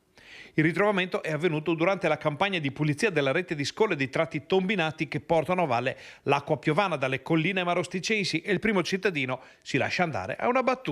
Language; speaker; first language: Italian; native; Italian